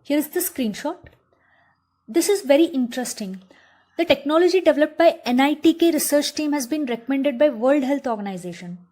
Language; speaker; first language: English; non-native, local second language; Kannada